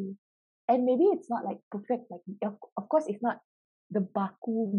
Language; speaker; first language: English; native; English